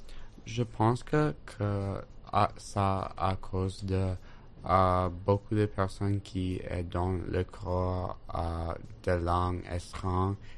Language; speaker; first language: French; non-native, learner; English